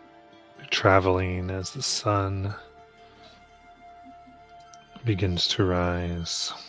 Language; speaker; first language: English; native; English